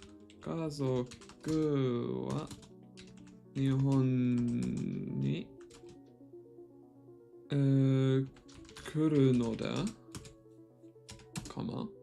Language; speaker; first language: Japanese; non-native, learner; English